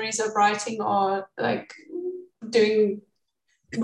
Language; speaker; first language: English; native; English